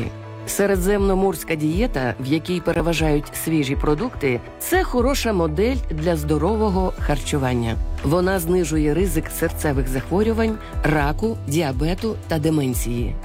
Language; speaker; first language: Ukrainian; native; Ukrainian